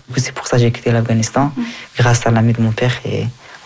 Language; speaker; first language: French; early bilingual, other home language; Persian